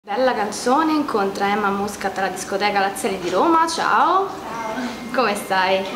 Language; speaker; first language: Italian; native; Italian